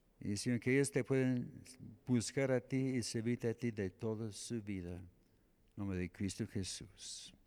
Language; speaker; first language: Spanish; non-native, fluent; English